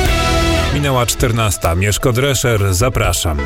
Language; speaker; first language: Polish; native; Polish